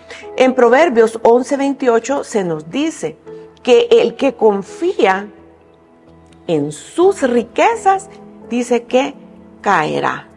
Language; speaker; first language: Spanish; native; Spanish